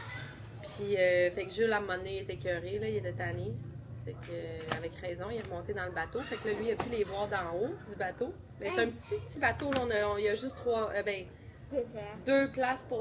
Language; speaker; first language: French; native; French